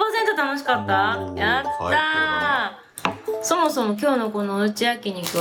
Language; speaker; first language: Japanese; native; Japanese